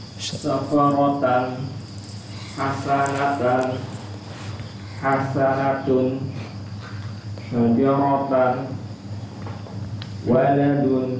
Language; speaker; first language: Arabic; non-native, learner; Indonesian